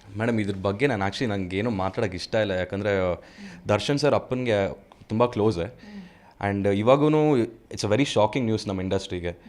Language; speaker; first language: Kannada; native; Kannada